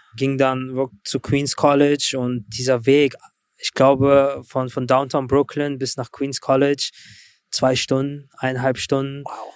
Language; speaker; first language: German; early bilingual, other home language; Russian